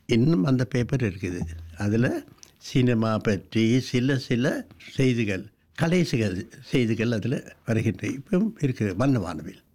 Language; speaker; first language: Tamil; non-native, local second language; Sinhala